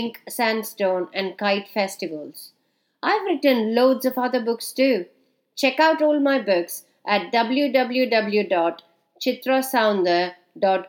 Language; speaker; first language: English; non-native, local second language; Tamil